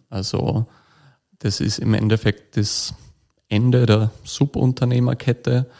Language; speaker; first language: German; native; German